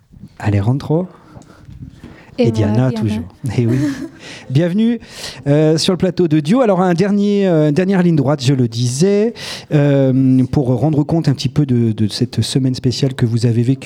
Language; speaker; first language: French; native; French